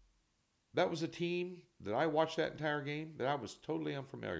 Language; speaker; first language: English; native; English